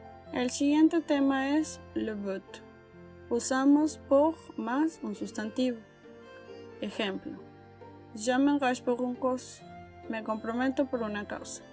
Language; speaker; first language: Spanish; native; Spanish